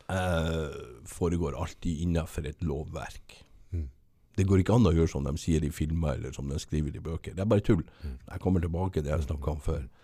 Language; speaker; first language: Norwegian; native; Norwegian